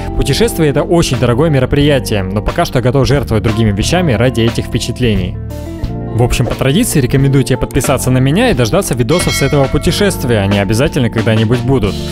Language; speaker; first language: Russian; native; Russian